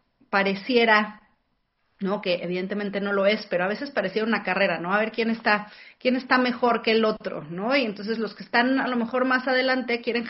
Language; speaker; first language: Spanish; native; Spanish